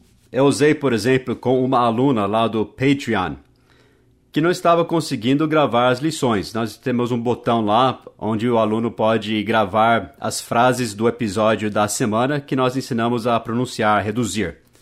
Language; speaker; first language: Portuguese; non-native, fluent; English